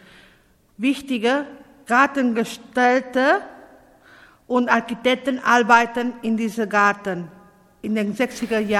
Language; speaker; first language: German; non-native, learner; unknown